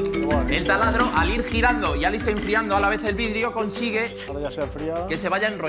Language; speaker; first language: Spanish; native; Spanish